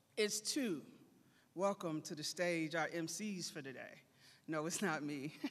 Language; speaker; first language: English; native; English